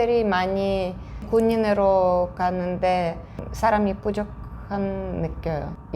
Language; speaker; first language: Korean; non-native, fluent; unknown